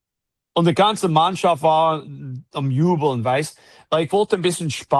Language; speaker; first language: German; non-native, fluent; English